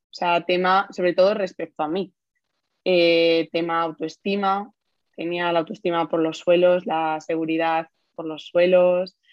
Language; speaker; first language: Spanish; native; Spanish